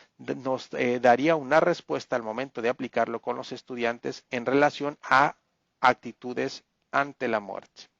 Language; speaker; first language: Spanish; native; Spanish